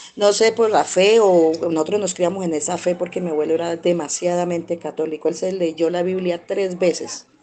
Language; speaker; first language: Spanish; native; Spanish